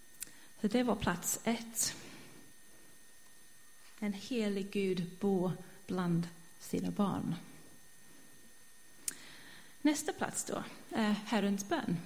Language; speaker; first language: Swedish; non-native, fluent; English